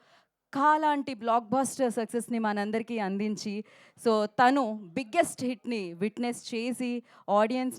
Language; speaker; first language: Telugu; native; Telugu